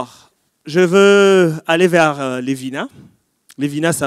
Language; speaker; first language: French; non-native, local second language; Lingala